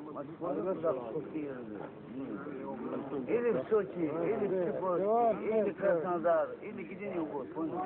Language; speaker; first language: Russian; non-native, local second language; Azerbaijani